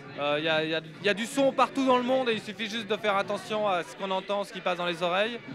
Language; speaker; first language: French; native; French